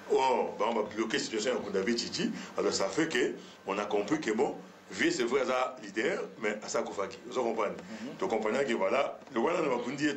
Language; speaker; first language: French; non-native, local second language; Lingala